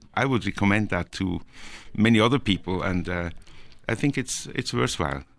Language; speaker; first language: English; non-native, fluent; Norwegian